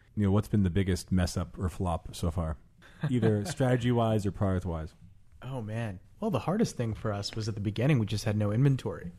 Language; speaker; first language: English; native; English